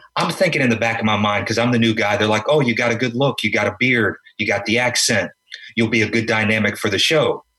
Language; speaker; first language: English; native; English